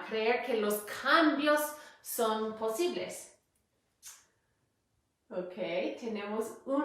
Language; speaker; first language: Spanish; non-native, fluent; English